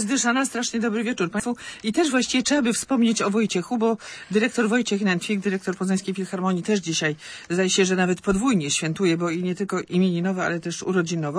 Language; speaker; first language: Polish; native; Polish